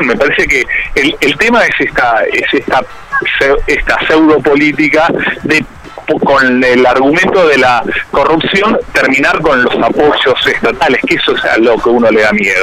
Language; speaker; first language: Spanish; native; Spanish